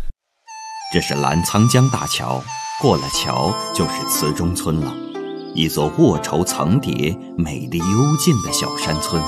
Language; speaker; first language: Chinese; native; Chinese